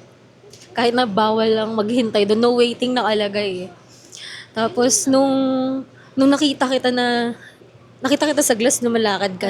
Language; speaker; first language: Filipino; native; Filipino